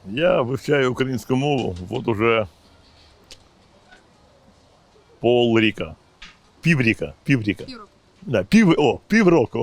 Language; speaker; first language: Ukrainian; non-native, local second language; Russian